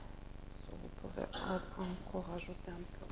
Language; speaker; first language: French; non-native, learner; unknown